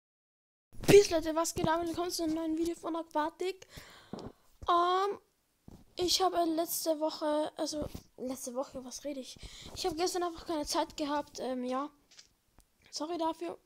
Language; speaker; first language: German; native; German